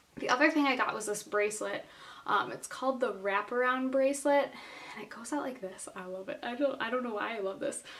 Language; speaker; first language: English; native; English